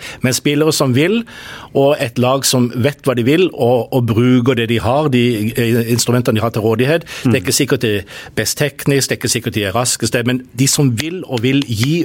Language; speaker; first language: Norwegian; native; Norwegian